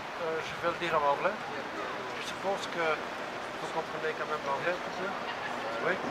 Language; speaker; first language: French; non-native, local second language; Dutch